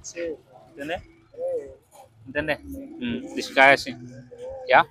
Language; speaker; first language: Portuguese; non-native, learner; Vietnamese